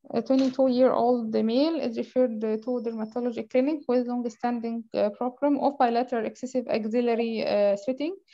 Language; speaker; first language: English; non-native, fluent; Arabic